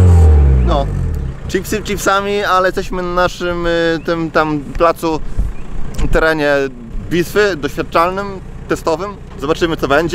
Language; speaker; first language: Polish; native; Polish